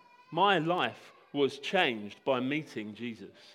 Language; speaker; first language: English; native; English